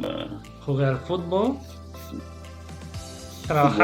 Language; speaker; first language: Spanish; non-native, fluent; English